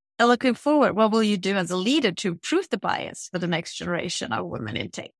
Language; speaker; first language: English; non-native, fluent; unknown